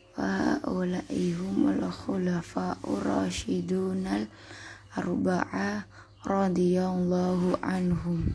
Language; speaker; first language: Arabic; non-native, learner; Indonesian